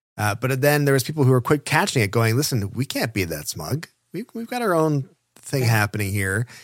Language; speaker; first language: English; native; English